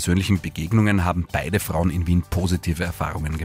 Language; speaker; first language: German; native; German